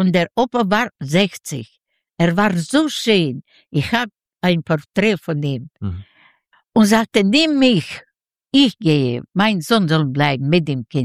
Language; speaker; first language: German; non-native, learner; Yiddish